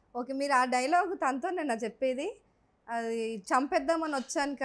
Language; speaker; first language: Telugu; native; Telugu